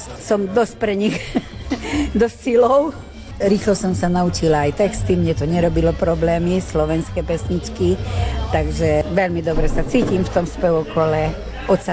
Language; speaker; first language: Slovak; native; Slovak